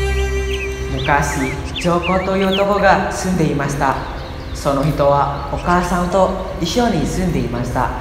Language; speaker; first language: Japanese; non-native, learner; Indonesian